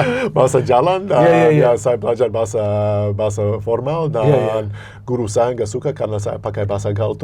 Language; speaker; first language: Indonesian; non-native, fluent; English